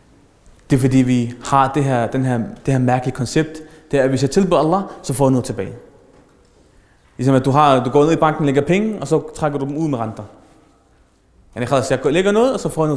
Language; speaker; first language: Danish; early bilingual, other home language; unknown